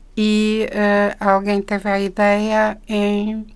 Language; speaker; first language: Portuguese; non-native, fluent; Czech